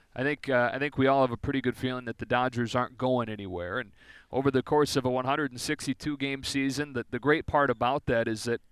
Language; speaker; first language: English; native; English